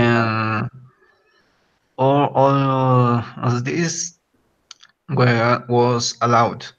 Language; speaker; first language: English; non-native, learner; Spanish